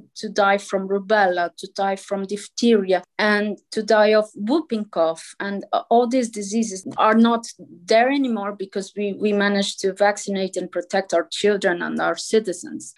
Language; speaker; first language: English; non-native, fluent; Portuguese